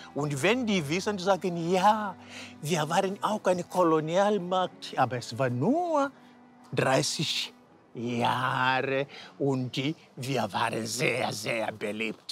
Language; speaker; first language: German; non-native, fluent; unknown